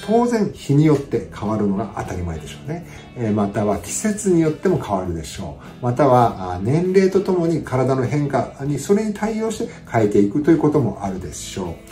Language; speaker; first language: Japanese; native; Japanese